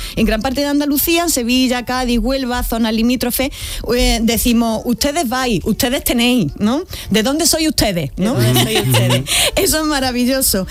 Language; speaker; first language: Spanish; native; Spanish